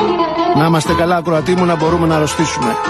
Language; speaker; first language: Greek; native; Greek